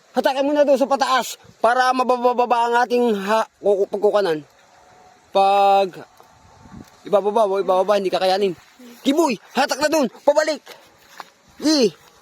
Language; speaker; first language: Filipino; native; Filipino